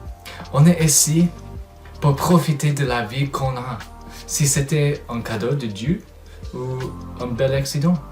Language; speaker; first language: French; non-native, fluent; English